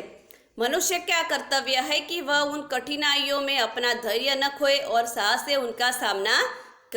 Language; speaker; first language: Hindi; non-native, local second language; Gujarati